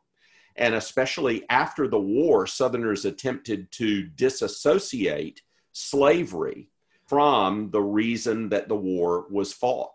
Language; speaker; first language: English; native; English